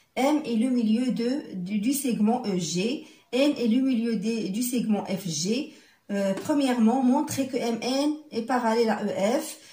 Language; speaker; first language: French; non-native, local second language; Arabic